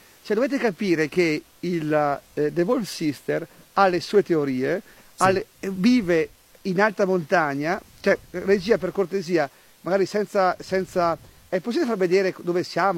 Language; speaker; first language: Italian; native; Italian